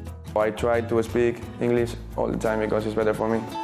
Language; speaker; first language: English; non-native, learner; Spanish